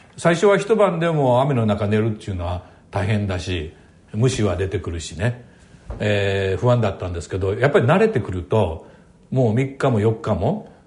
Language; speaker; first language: Japanese; native; Japanese